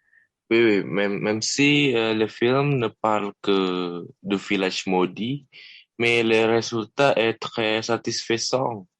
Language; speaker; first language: French; non-native, learner; Indonesian